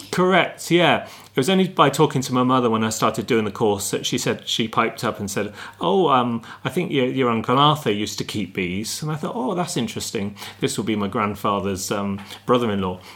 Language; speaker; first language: English; native; English